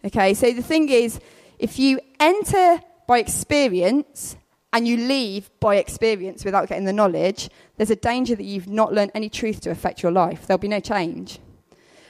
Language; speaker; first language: English; native; English